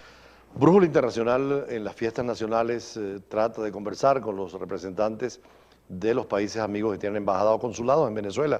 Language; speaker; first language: Spanish; native; Spanish